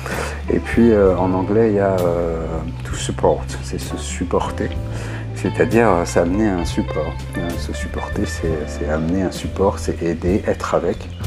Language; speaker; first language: French; native; French